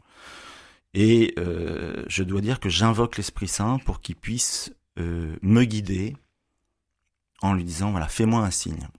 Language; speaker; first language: French; native; French